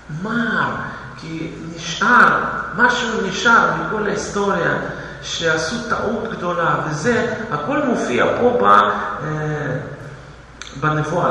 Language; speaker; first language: Hebrew; non-native, fluent; Russian